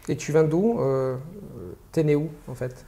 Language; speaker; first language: French; non-native, fluent; Italian